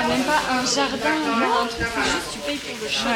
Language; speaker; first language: French; native; French